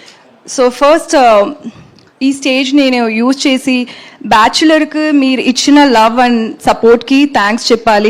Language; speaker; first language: Telugu; non-native, learner; Tamil